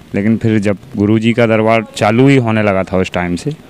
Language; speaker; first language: Hindi; native; Hindi